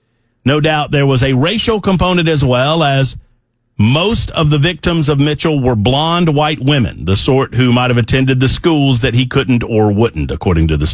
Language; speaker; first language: English; native; English